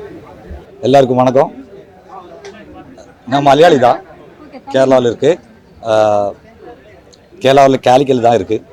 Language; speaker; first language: Tamil; non-native, learner; Malayalam